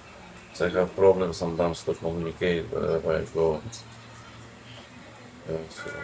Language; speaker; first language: English; non-native, learner; Polish